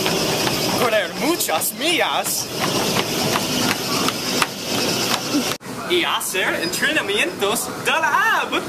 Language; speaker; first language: Spanish; non-native, learner; English